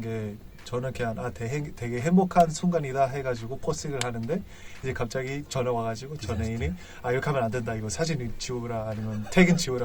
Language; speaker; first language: Korean; non-native, fluent; Spanish